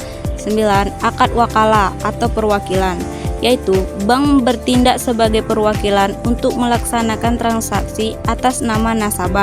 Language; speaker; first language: Indonesian; native; Indonesian